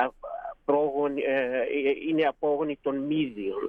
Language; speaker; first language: Greek; non-native, fluent; Kurdish